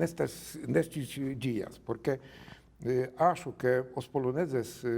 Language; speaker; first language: Portuguese; non-native, learner; Polish